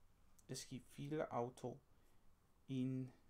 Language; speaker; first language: German; non-native, learner; English